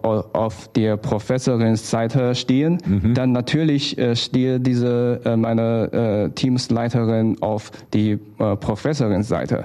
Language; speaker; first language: German; non-native, learner; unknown